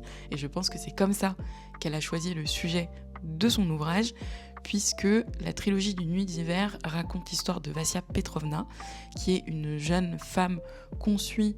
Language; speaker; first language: French; native; French